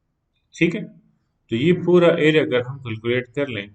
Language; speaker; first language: Hindi; non-native, local second language; Punjabi